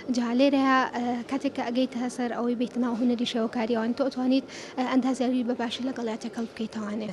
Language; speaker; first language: Central Kurdish; native; Central Kurdish